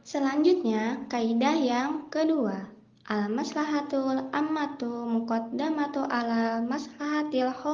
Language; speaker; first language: Indonesian; native; Indonesian